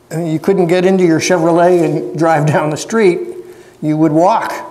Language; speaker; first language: English; native; English